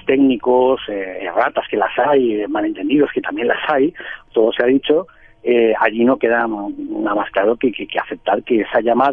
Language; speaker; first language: Spanish; native; Spanish